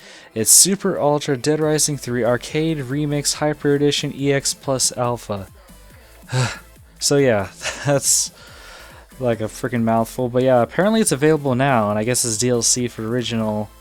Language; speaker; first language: English; native; English